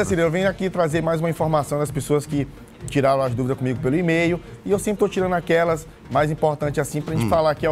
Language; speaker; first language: Portuguese; native; Portuguese